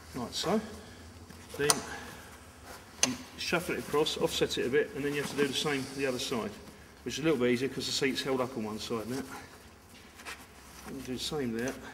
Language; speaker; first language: English; native; English